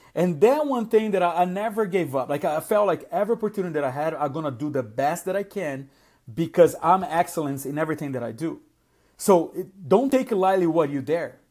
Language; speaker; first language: English; non-native, fluent; Portuguese